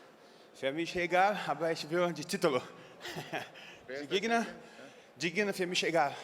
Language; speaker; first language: German; non-native, learner; Portuguese